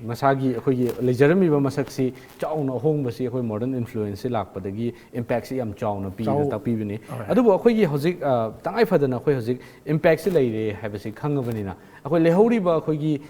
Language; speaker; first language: Manipuri; non-native, local second language; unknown